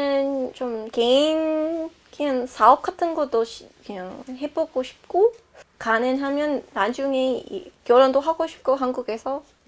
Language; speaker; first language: Korean; non-native, fluent; English